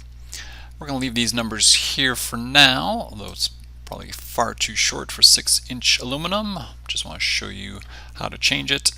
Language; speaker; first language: English; native; English